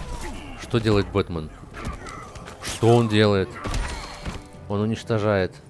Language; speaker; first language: Russian; native; Russian